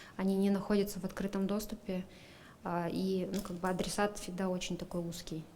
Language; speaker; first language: Russian; non-native, local second language; Kazakh